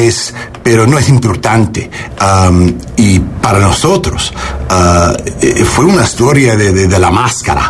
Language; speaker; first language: Spanish; early bilingual, heritage; English